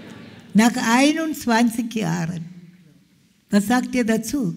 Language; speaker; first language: German; non-native, fluent; Malayalam